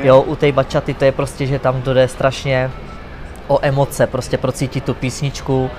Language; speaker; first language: Czech; native; Czech